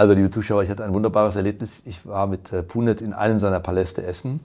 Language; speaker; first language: German; native; German